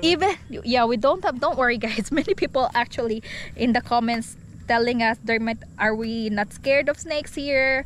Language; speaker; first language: English; non-native, local second language; Cebuano